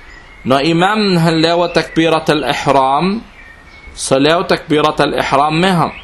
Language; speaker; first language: Danish; non-native, local second language; Arabic